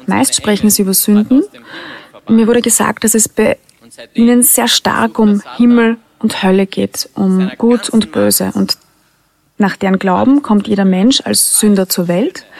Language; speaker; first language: German; native; German